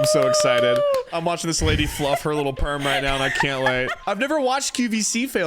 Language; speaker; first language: English; native; English